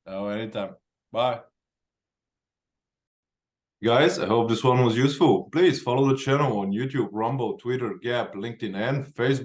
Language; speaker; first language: English; non-native, fluent; Bulgarian